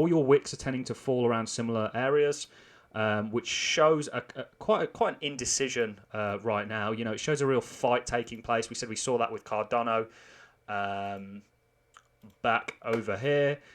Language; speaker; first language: English; native; English